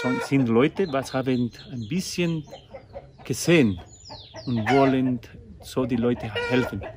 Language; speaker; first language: German; non-native, learner; Spanish